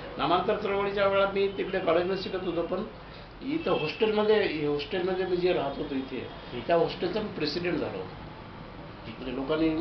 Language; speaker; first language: Marathi; non-native, local second language; Lambadi